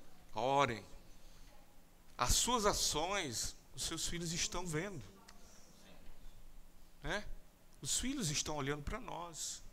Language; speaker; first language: Portuguese; native; Portuguese